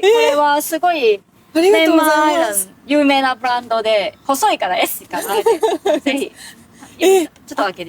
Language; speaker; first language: Japanese; non-native, learner; Cantonese